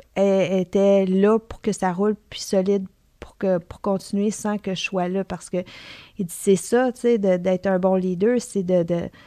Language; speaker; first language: French; native; French